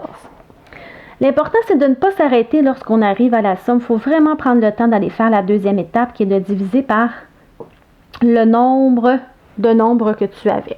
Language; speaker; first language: French; native; French